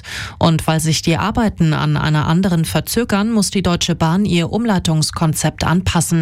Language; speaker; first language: German; native; German